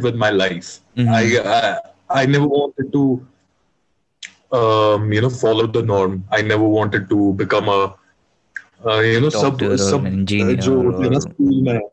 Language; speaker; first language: English; non-native, local second language; Kashmiri